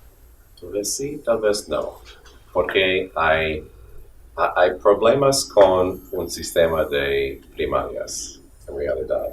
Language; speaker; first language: Spanish; non-native, fluent; English